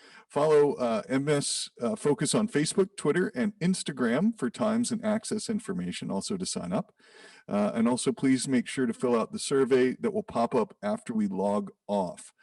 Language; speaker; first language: English; native; English